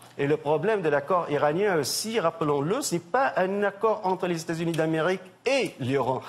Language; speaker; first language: French; non-native, local second language; Arabic